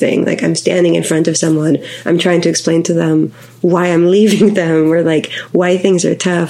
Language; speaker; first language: English; non-native, fluent; Hebrew